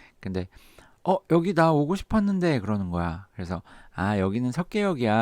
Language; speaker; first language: Korean; native; Korean